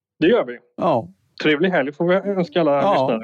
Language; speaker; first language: Swedish; native; Swedish